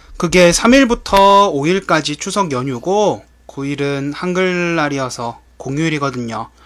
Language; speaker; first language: Korean; native; Korean